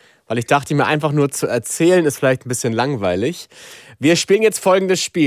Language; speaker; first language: German; native; German